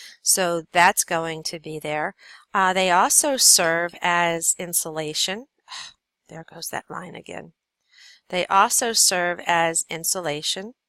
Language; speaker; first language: English; native; English